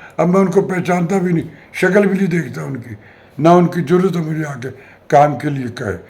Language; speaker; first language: Urdu; non-native, local second language; Punjabi